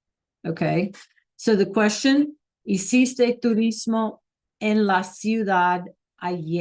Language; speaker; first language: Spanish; non-native, fluent; English